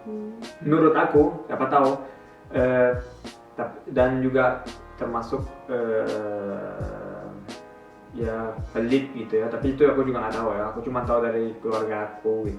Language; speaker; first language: Indonesian; early bilingual, heritage; Indonesian